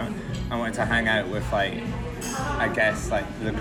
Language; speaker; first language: English; native; English